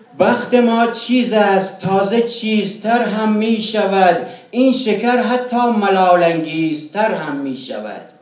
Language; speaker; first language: Persian; non-native, local second language; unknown